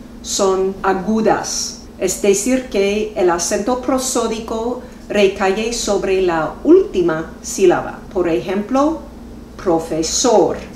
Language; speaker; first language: Spanish; non-native, fluent; English